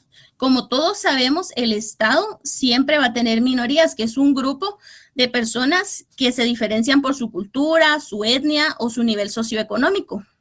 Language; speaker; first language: Spanish; native; Spanish